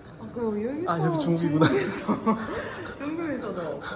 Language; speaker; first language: Korean; non-native, learner; Russian